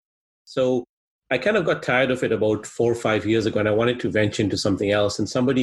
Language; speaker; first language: English; non-native, local second language; Swahili